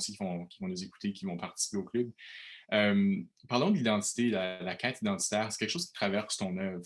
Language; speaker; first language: French; native; French